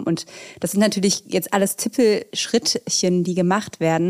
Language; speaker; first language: German; native; German